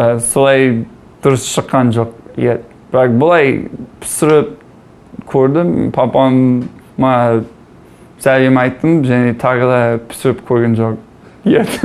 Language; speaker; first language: Kazakh; non-native, learner; English